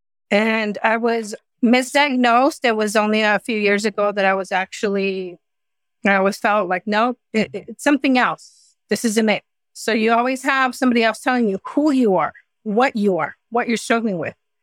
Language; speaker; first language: English; early bilingual, other home language; Spanish